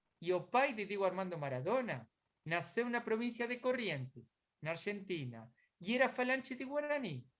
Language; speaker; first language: Portuguese; non-native, fluent; Spanish